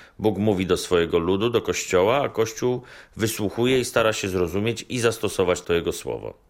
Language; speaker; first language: Polish; native; Polish